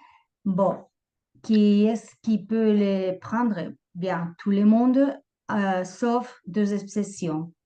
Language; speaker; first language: French; non-native, fluent; Spanish